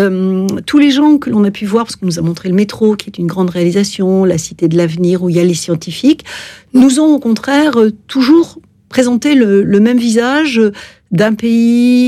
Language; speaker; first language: French; native; French